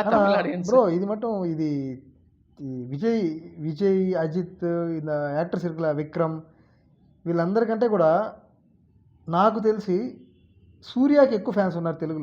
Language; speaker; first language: Telugu; native; Telugu